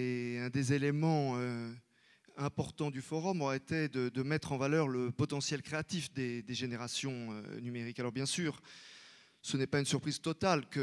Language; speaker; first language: French; native; French